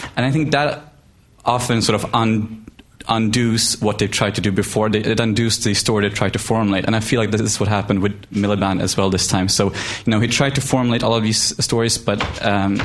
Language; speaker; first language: English; non-native, fluent; Swedish